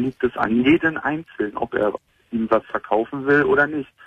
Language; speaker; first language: German; native; German